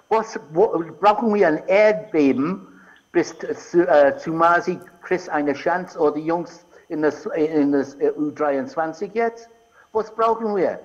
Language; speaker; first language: German; non-native, fluent; English